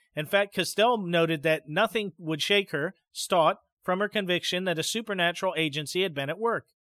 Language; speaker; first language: English; native; English